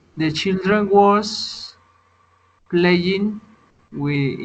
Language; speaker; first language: English; non-native, learner; Spanish